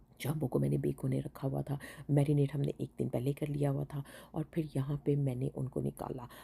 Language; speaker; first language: Hindi; native; Hindi